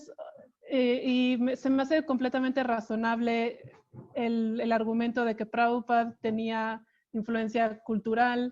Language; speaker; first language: Spanish; native; Spanish